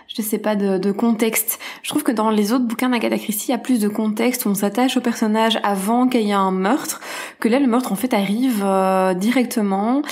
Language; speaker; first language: French; native; French